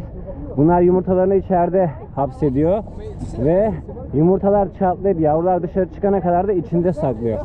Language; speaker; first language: Turkish; native; Turkish